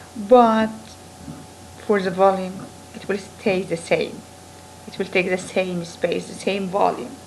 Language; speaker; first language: English; non-native, fluent; Arabic